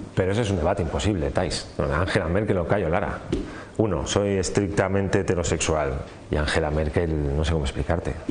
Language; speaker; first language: Spanish; native; Spanish